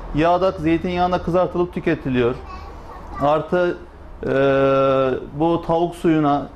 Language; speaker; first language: Turkish; native; Turkish